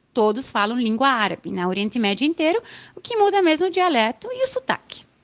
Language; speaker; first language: Portuguese; non-native, fluent; Arabic